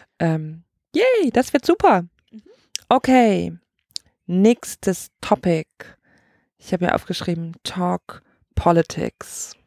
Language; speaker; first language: German; native; German